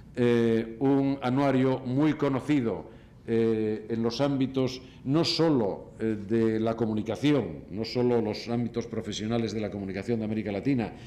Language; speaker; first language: Spanish; native; Spanish